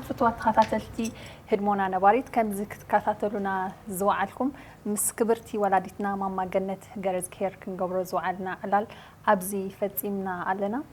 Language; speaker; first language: Tigrinya; native; Tigrinya